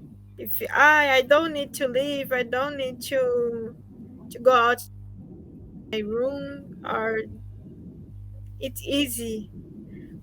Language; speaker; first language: English; non-native, learner; Portuguese